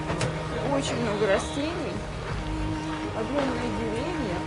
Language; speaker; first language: Russian; native; Russian